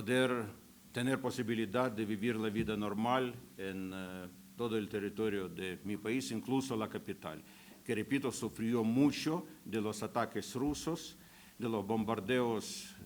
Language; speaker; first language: Spanish; non-native, fluent; Ukrainian